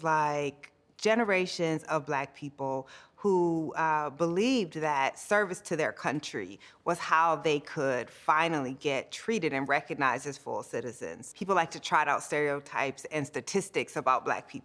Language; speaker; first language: English; native; English